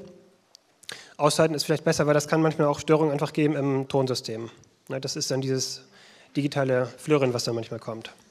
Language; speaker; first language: German; native; German